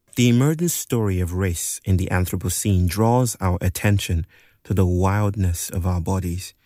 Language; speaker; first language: English; non-native, local second language; Yoruba